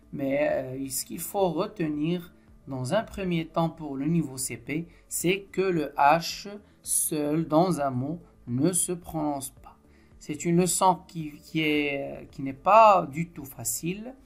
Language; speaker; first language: French; non-native, local second language; Arabic